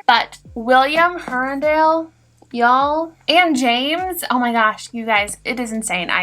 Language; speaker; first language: English; native; English